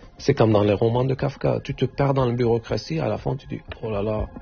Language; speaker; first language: French; non-native, learner; Turkish